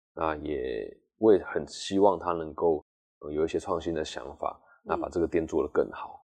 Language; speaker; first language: Chinese; native; Chinese